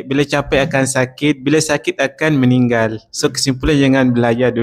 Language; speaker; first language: Indonesian; non-native, learner; Arabic